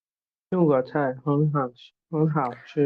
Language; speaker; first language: Chinese; non-native, learner; Bangla